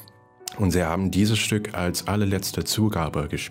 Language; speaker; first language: German; non-native, fluent; Cantonese